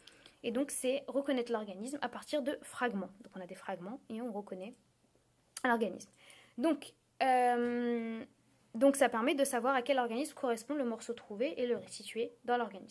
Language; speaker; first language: French; native; French